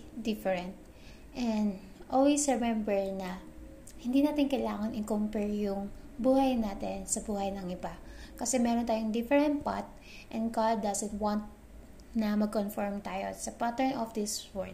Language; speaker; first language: English; non-native, local second language; Filipino